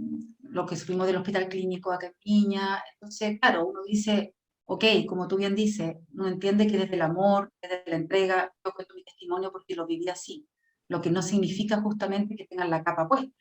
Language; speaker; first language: Spanish; native; Spanish